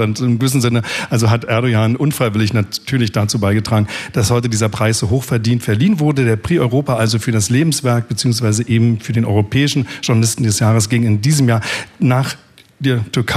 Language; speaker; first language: German; native; German